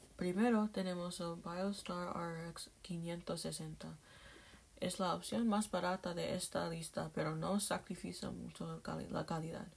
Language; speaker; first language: Spanish; non-native, learner; English